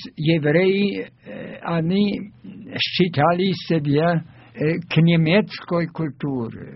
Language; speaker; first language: Russian; non-native, fluent; German